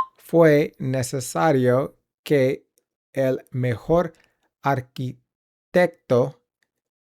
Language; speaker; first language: Spanish; non-native, learner; English